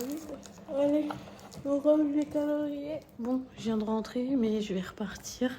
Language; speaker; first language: French; native; French